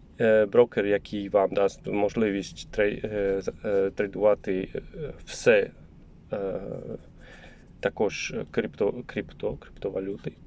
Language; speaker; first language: Ukrainian; non-native, learner; Polish